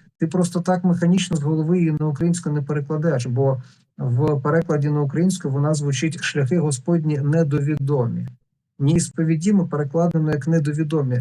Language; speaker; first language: Ukrainian; non-native, local second language; Russian